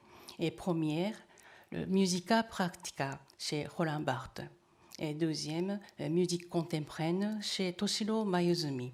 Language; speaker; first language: French; non-native, learner; Japanese